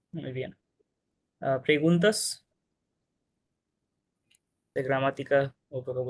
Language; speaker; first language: Spanish; non-native, fluent; Bangla